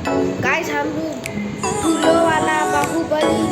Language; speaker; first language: Hindi; non-native, learner; Nepali